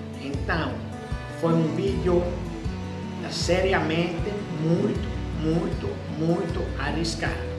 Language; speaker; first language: Portuguese; non-native, fluent; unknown